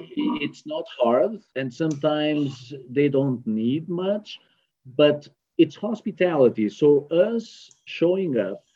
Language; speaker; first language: English; non-native, fluent; Portuguese